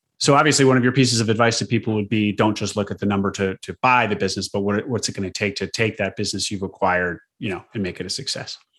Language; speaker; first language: English; native; English